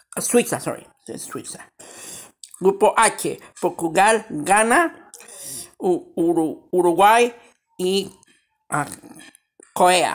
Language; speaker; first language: Spanish; early bilingual, heritage; Spanish